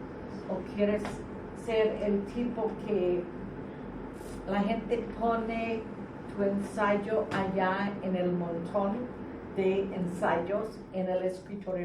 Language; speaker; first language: Spanish; non-native, fluent; English